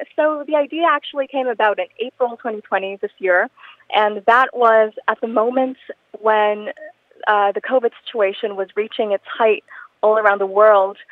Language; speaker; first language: English; non-native, local second language; Filipino